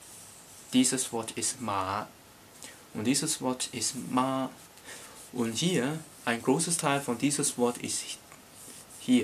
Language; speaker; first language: German; non-native, learner; Cantonese